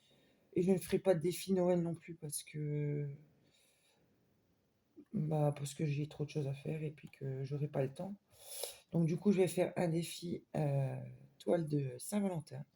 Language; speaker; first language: French; native; French